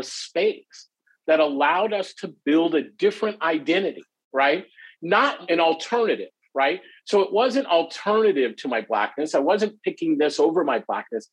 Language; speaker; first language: English; native; English